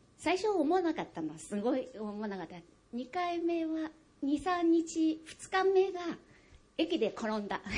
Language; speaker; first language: Japanese; non-native, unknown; Chinese